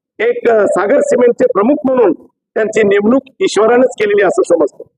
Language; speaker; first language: Marathi; native; Marathi